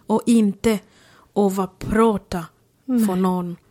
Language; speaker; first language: Swedish; non-native, fluent; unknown